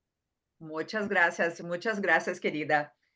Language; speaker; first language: Spanish; non-native, learner; Portuguese